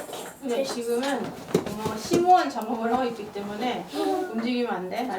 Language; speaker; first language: Korean; native; Korean